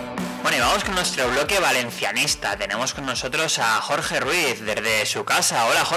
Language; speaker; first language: Spanish; native; Spanish